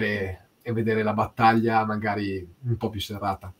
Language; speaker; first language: Italian; native; Italian